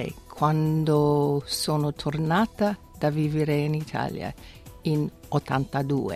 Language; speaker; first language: Italian; non-native, fluent; English